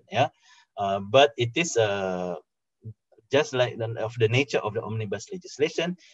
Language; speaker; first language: English; non-native, fluent; Indonesian